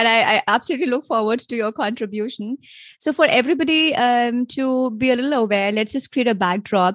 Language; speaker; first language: English; non-native, local second language; Hindi